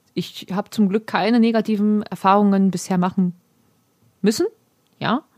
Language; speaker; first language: German; early bilingual, other home language; Polish